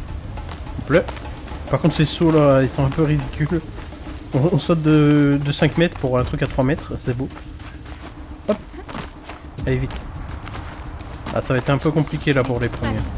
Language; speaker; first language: French; native; French